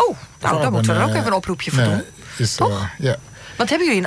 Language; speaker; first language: Dutch; native; Dutch